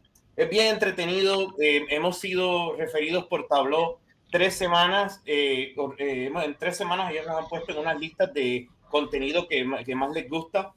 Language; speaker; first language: Spanish; native; Spanish